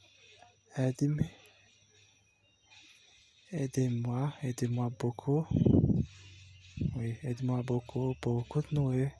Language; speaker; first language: French; non-native, learner; Portuguese